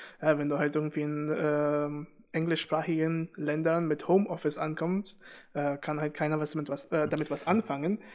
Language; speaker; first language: German; early bilingual, other home language; Russian